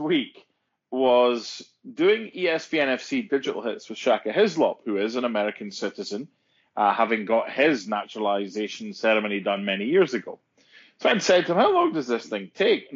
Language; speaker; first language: English; native; English